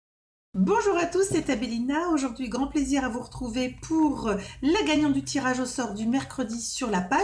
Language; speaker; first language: French; native; French